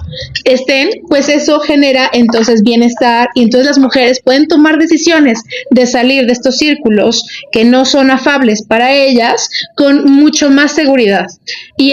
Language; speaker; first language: Spanish; native; Spanish